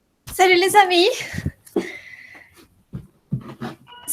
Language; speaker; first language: French; non-native, fluent; Spanish